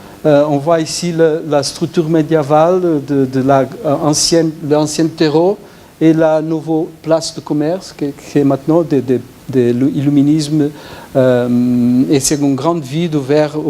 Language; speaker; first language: French; non-native, fluent; Portuguese